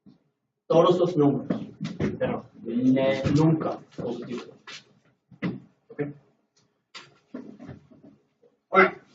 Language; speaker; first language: Spanish; non-native, learner; English